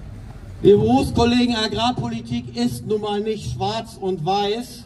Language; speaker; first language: German; native; German